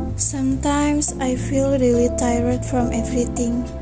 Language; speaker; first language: English; non-native, learner; Indonesian